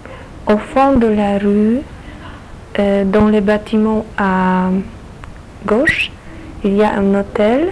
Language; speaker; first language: French; non-native, learner; Polish